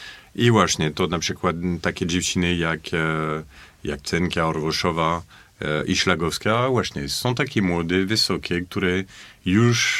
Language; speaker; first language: Polish; non-native, fluent; French